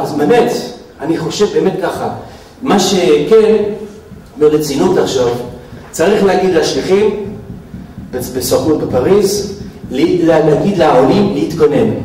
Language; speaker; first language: Hebrew; non-native, fluent; French